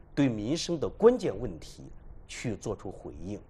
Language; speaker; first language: Chinese; native; Chinese